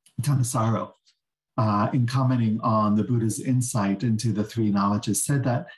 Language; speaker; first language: English; native; English